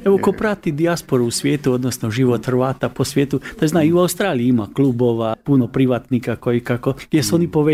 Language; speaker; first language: Serbian; native; Serbian